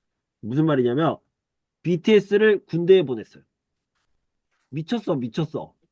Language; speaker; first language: Korean; native; Korean